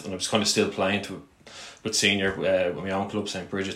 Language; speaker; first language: English; native; English